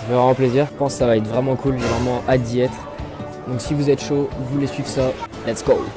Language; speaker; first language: French; native; French